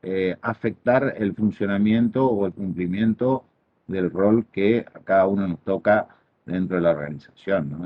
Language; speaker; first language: Spanish; native; Spanish